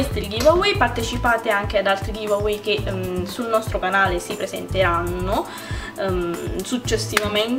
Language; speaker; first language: Italian; native; Italian